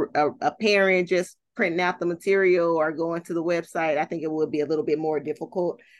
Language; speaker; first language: English; native; English